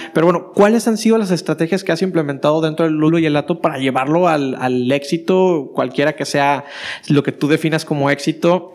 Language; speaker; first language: Spanish; native; Spanish